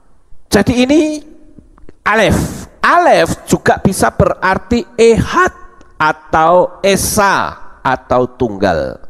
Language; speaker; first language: Indonesian; native; Indonesian